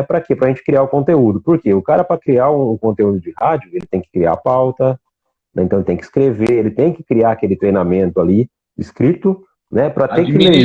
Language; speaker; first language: Portuguese; native; Portuguese